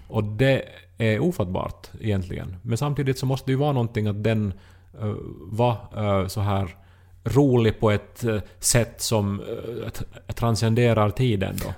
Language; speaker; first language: Swedish; native; Swedish